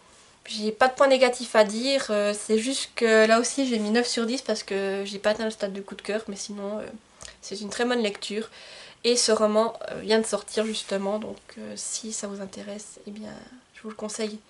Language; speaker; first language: French; native; French